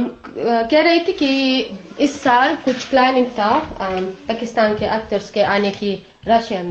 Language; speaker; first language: Hindi; non-native, learner; Russian